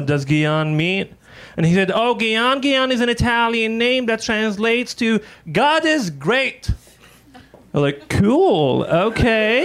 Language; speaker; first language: English; non-native, fluent; Arabic